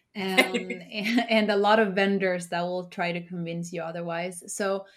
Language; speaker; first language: English; early bilingual, heritage; Spanish